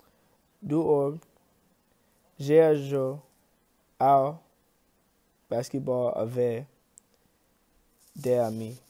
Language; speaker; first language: French; non-native, learner; English